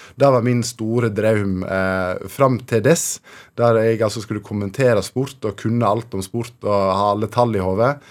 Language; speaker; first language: Norwegian; native; Norwegian